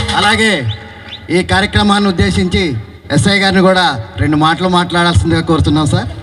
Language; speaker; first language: Telugu; native; Telugu